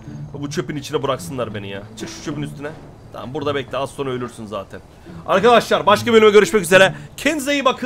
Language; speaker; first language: Turkish; native; Turkish